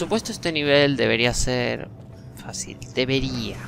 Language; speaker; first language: Spanish; native; Spanish